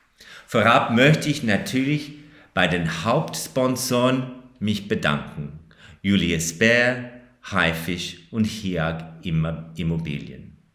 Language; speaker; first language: German; non-native, fluent; English